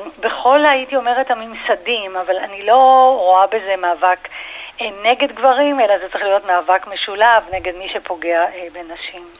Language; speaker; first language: Hebrew; early bilingual, other home language; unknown